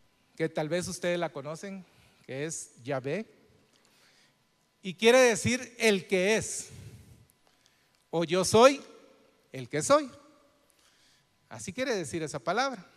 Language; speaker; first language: Spanish; native; Spanish